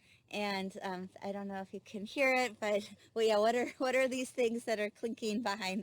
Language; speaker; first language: English; native; English